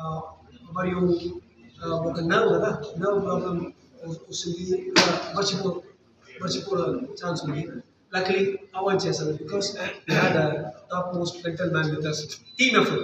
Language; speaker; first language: Telugu; non-native, learner; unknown